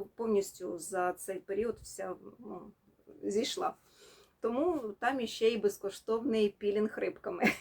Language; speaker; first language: Ukrainian; native; Ukrainian